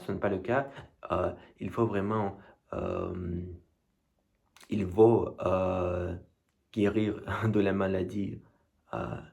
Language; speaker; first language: French; non-native, learner; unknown